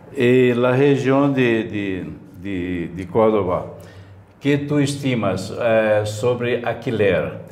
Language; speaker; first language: Spanish; non-native, learner; Portuguese